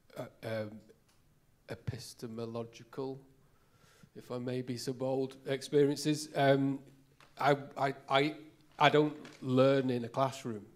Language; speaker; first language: English; native; English